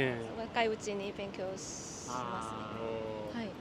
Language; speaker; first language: Japanese; non-native, fluent; Chinese